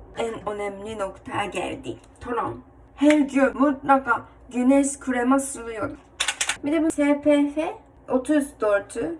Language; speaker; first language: Turkish; non-native, learner; Japanese